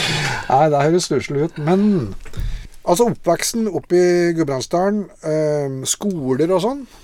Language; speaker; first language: Norwegian; native; Norwegian